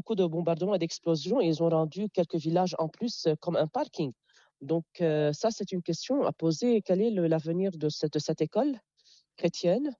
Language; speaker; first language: French; non-native, local second language; Arabic